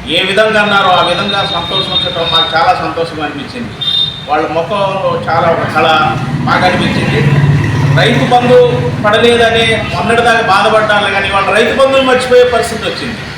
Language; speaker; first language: Telugu; non-native, local second language; Lambadi